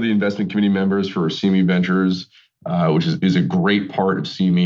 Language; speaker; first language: English; native; English